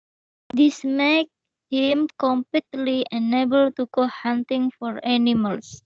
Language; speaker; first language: English; non-native, learner; Indonesian